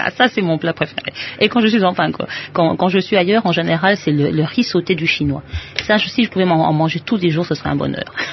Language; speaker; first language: French; native; French